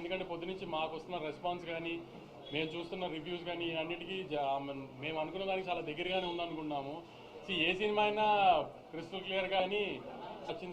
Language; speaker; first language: Telugu; native; Telugu